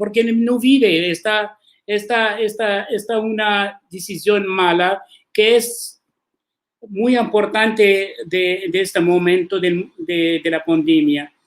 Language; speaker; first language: Spanish; non-native, learner; Arabic